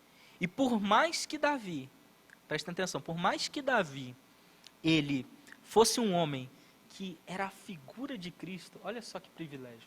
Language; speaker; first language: Portuguese; native; Portuguese